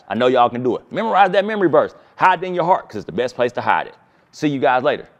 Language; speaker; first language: English; native; English